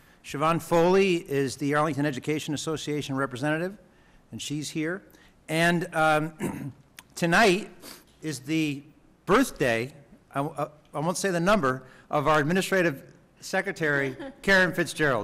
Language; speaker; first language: English; native; English